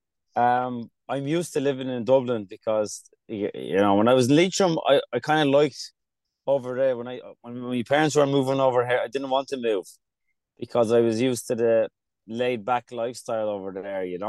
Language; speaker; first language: English; early bilingual, other home language; Kurdish